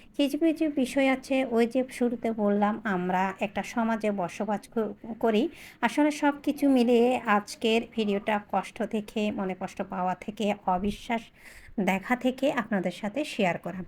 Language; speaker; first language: Bangla; non-native, local second language; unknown